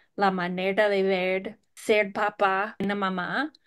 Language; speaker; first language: Spanish; non-native, fluent; English